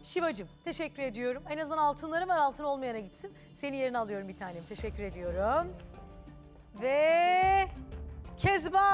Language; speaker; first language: Turkish; native; Turkish